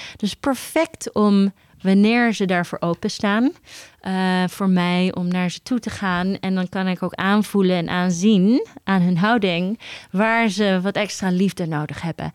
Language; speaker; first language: Dutch; early bilingual, heritage; Dutch